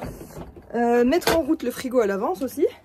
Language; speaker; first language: French; native; French